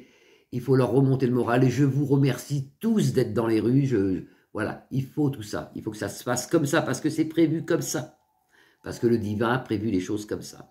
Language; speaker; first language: French; native; French